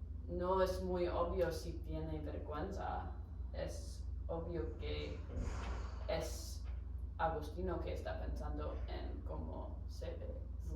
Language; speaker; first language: Spanish; non-native, learner; English